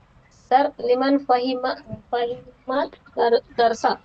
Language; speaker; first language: Arabic; non-native, learner; Urdu